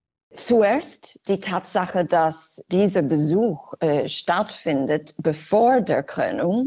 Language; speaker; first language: German; non-native, fluent; English